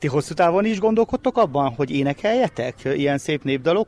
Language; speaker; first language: Hungarian; native; Hungarian